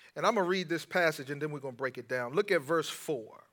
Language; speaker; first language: English; native; English